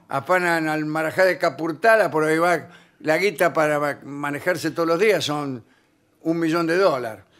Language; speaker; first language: Spanish; native; Spanish